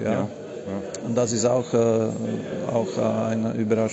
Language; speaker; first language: German; non-native, learner; Slovak